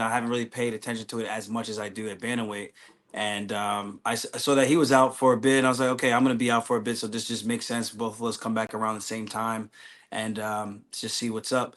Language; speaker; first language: English; native; English